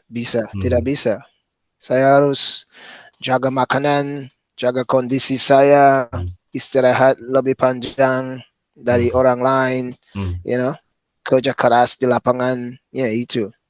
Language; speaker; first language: Indonesian; non-native, fluent; English